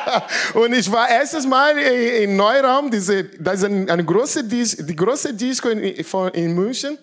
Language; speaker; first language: German; non-native, learner; Portuguese